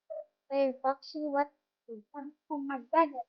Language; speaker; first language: English; non-native, learner; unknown